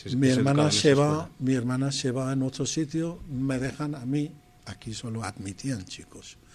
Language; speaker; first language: Spanish; non-native, fluent; Persian